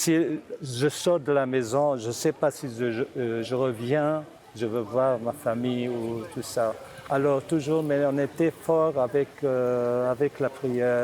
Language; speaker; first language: French; non-native, learner; Arabic